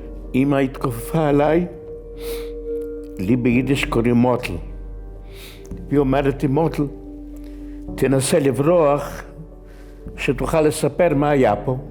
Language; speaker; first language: Hebrew; non-native, fluent; Yiddish